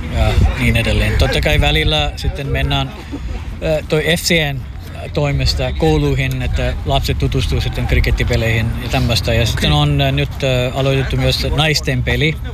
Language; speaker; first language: Finnish; non-native, fluent; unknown